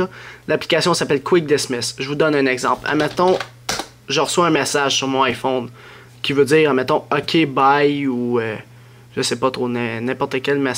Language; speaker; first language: French; native; French